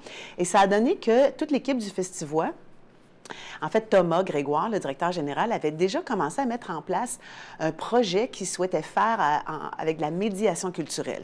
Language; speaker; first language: French; native; French